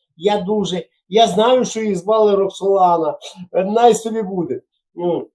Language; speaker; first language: Ukrainian; non-native, local second language; Yiddish